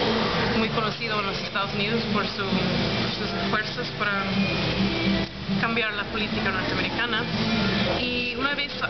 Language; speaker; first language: Spanish; non-native, fluent; English